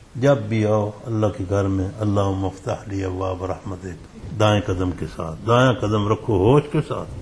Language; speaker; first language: Urdu; non-native, local second language; Punjabi